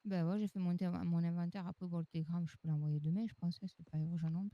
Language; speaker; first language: French; native; French